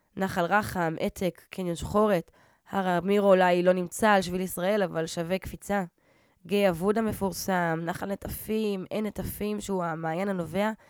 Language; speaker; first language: Hebrew; native; Hebrew